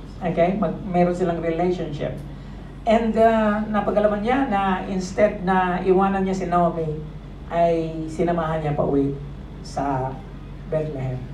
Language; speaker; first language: Filipino; non-native, local second language; Cebuano